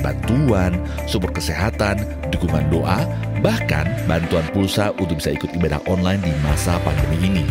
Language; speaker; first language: Indonesian; native; Indonesian